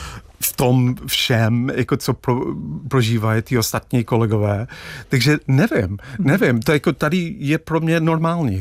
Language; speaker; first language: Czech; non-native, fluent; English